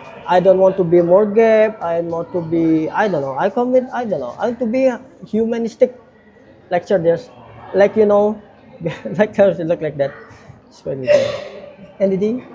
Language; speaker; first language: English; non-native, learner; Indonesian